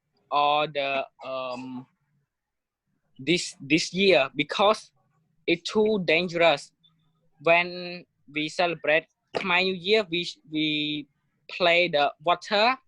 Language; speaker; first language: English; non-native, learner; Khmer